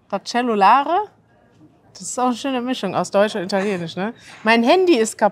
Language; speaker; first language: German; native; German